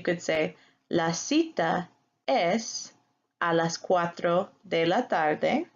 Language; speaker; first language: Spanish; non-native, fluent; English